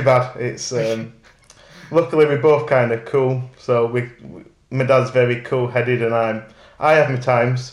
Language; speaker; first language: English; native; English